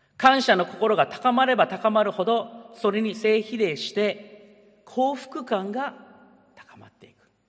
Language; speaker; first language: Japanese; early bilingual, heritage; Japanese